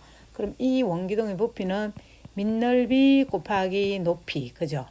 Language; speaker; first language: Korean; native; Korean